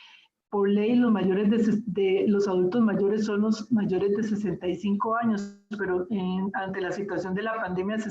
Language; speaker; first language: Spanish; native; Spanish